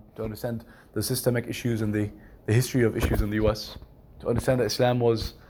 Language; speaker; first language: English; native; English